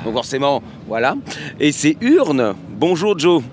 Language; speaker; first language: French; native; French